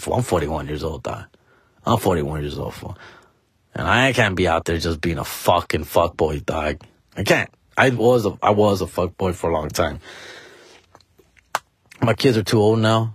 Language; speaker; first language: English; early bilingual, other home language; Spanish